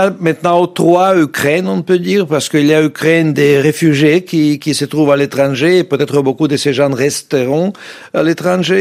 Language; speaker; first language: French; non-native, fluent; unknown